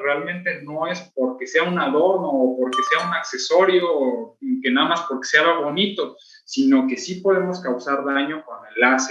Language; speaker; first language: Spanish; native; Spanish